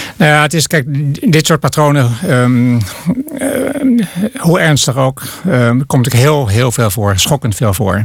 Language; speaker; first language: Dutch; native; Dutch